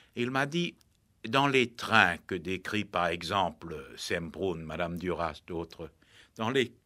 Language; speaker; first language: French; native; French